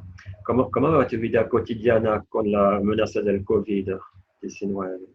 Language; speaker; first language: Spanish; non-native, fluent; French